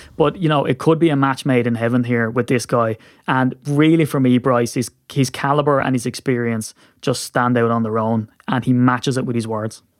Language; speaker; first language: English; native; English